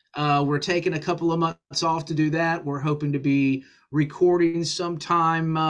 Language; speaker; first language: English; native; English